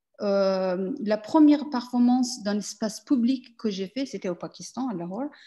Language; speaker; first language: French; non-native, learner; Persian